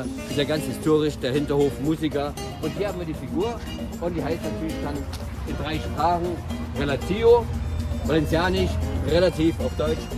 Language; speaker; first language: German; native; German